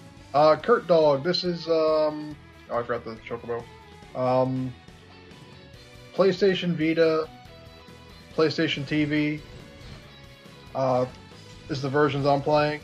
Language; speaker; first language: English; native; English